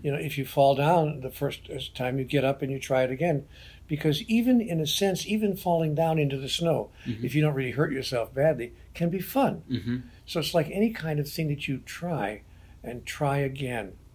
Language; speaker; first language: English; native; English